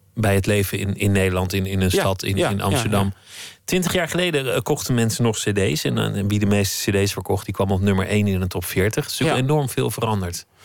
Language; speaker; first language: Dutch; native; Dutch